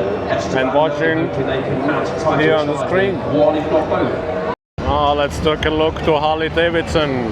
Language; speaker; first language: English; non-native, fluent; German